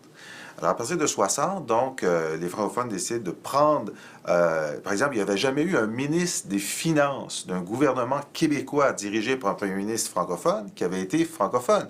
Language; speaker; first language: French; native; French